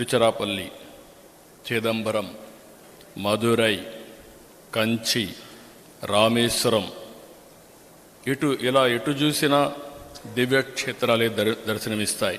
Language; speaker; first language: Telugu; native; Telugu